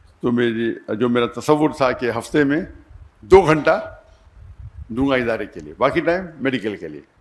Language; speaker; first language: Urdu; non-native, local second language; Konkani